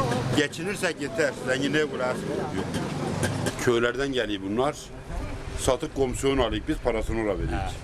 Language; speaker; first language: Turkish; native; Turkish